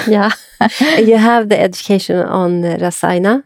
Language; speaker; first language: English; non-native, fluent; Swedish